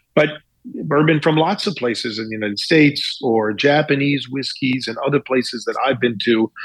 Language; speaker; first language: English; native; English